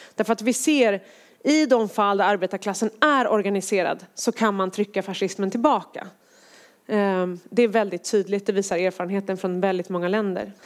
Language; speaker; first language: Swedish; native; Swedish